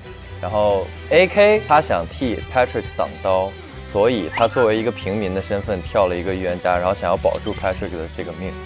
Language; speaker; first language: Chinese; native; Chinese